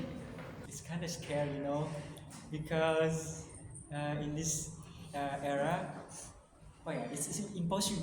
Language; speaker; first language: English; non-native, learner; Indonesian